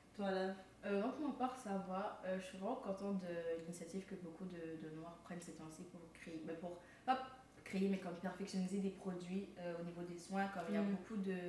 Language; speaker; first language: French; early bilingual, other home language; Lingala